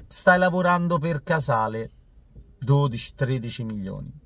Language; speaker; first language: Italian; native; Italian